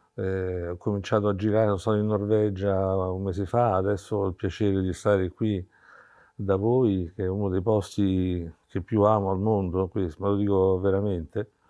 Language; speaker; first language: Italian; native; Italian